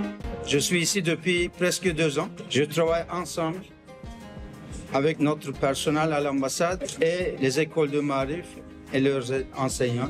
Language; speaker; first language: French; non-native, learner; Turkish